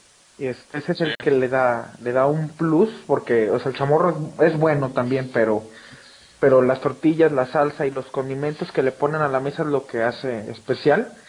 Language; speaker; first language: Spanish; native; Spanish